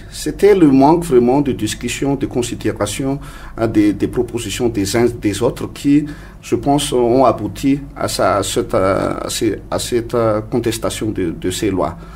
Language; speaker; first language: French; non-native, local second language; Malagasy